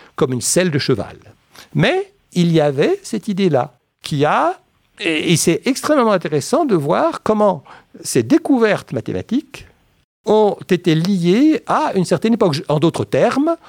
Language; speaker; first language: French; native; French